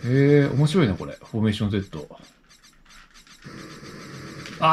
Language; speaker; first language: Japanese; native; Japanese